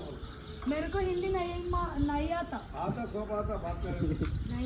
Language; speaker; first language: Hindi; non-native, local second language; Telugu